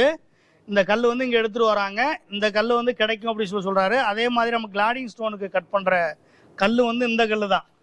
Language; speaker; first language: Tamil; native; Tamil